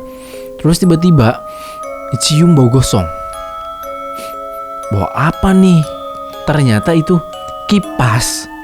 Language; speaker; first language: Indonesian; native; Indonesian